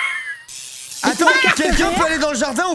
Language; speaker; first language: French; native; French